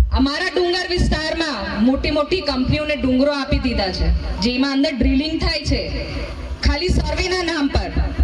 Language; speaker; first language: Gujarati; non-native, local second language; Vasavi